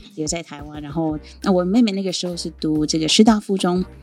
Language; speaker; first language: Chinese; non-native, fluent; Sindhi